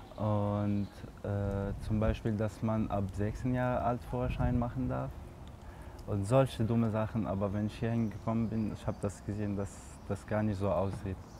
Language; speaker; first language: German; non-native, learner; Arabic